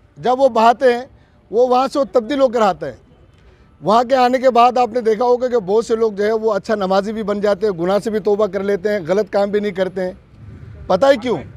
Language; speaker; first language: Urdu; non-native, local second language; Bangla